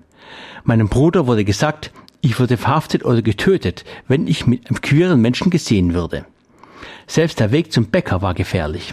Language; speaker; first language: German; native; German